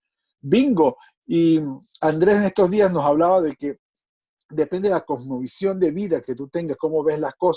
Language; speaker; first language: Spanish; native; Spanish